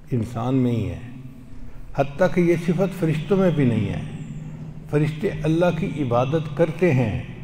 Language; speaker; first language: Urdu; non-native, local second language; Punjabi